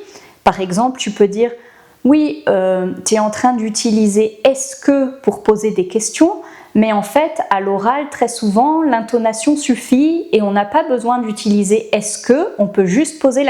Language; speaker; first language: French; native; French